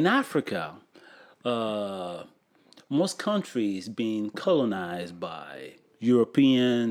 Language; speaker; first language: English; non-native, fluent; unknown